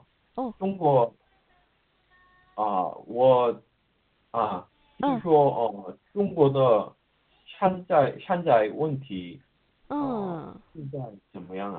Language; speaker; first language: Chinese; non-native, learner; Korean